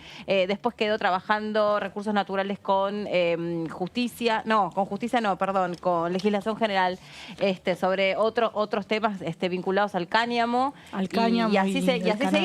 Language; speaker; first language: Spanish; native; Spanish